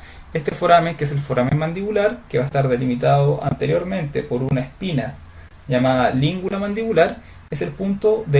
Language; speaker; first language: Spanish; native; Spanish